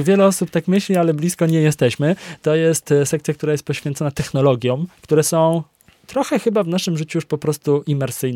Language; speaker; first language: Polish; native; Polish